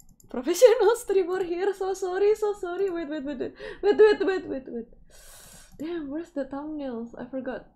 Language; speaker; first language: English; non-native, fluent; Indonesian